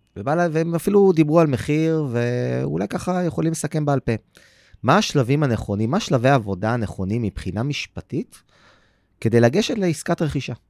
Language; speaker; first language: Hebrew; native; Hebrew